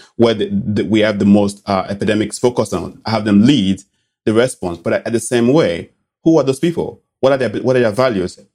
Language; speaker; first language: English; non-native, local second language; Bini